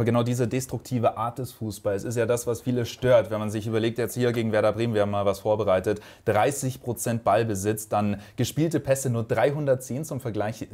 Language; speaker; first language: German; native; German